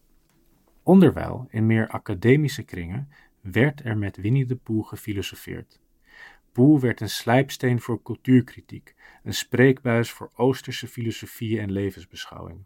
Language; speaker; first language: Dutch; native; Dutch